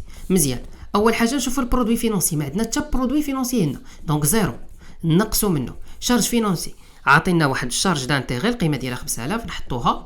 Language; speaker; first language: Arabic; native; Arabic